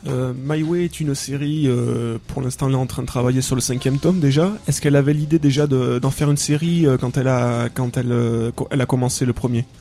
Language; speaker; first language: French; native; French